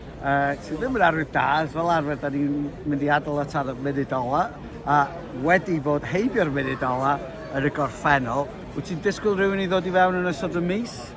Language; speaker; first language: Welsh; native; Welsh